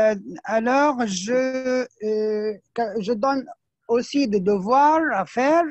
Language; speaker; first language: French; non-native, fluent; Arabic